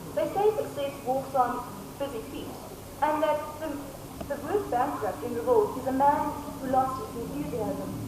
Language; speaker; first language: English; non-native, local second language; Afrikaans